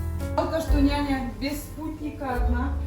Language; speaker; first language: Russian; native; Russian